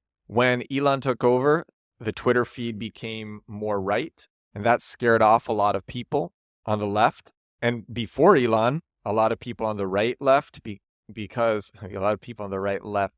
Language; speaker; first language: English; native; English